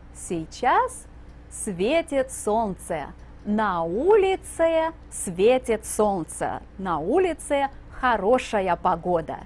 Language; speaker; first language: Russian; non-native, fluent; English